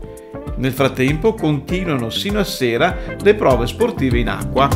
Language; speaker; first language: Italian; native; Italian